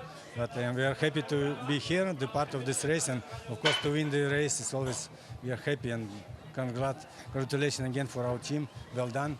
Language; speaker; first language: English; non-native, fluent; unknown